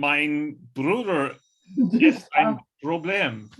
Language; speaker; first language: German; non-native, learner; English